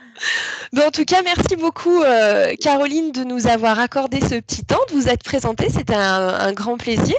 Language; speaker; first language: French; native; French